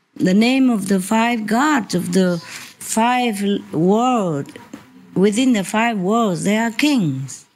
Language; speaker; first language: English; non-native, fluent; Vietnamese